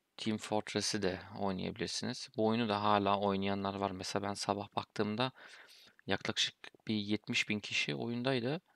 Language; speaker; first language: Turkish; early bilingual, heritage; Turkish